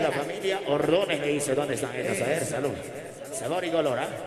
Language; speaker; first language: Spanish; native; Spanish